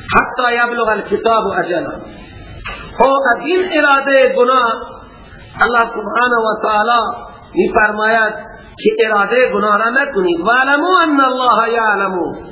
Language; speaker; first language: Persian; non-native, local second language; Baluchi